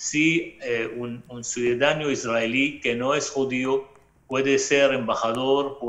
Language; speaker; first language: Spanish; non-native, fluent; Arabic